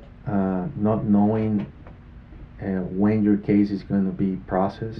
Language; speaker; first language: English; non-native, fluent; Spanish